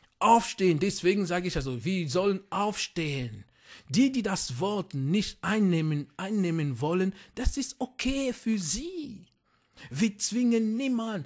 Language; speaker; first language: German; non-native, fluent; French